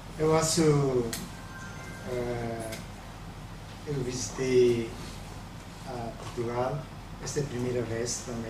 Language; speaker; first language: Portuguese; non-native, learner; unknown